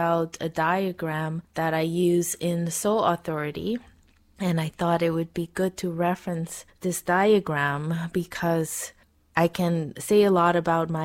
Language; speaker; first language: English; non-native, fluent; Dutch